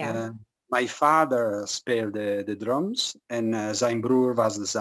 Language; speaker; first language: Dutch; non-native, fluent; Italian